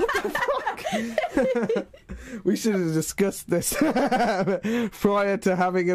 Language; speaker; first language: English; native; English